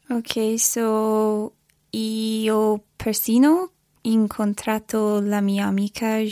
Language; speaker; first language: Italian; non-native, learner; English